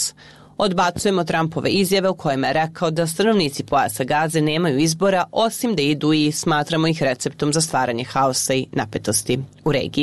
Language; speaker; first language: Serbian; native; Serbian